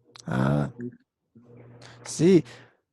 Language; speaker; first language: Spanish; non-native, fluent; English